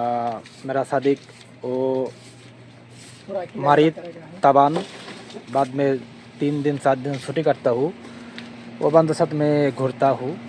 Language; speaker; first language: Hindi; non-native, learner; Bangla